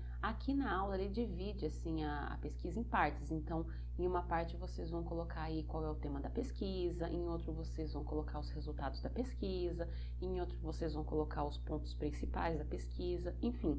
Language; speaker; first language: Portuguese; native; Portuguese